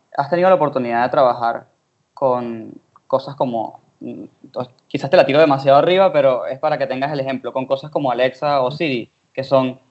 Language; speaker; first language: Spanish; native; Spanish